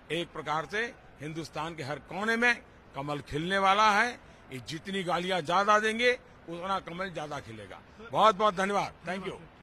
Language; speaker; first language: Hindi; non-native, local second language; Gujarati